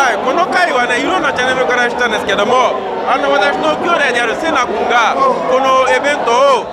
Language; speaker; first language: Japanese; non-native, fluent; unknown